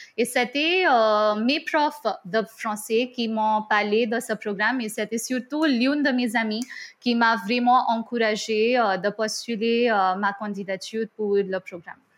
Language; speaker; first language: French; non-native, fluent; Hindi